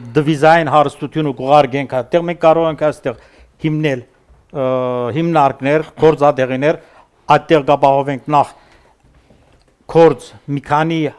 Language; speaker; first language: Armenian; native; Armenian